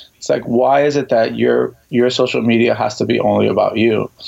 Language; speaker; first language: English; native; English